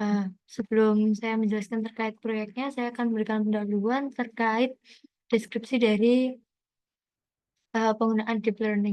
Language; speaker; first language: Indonesian; native; Indonesian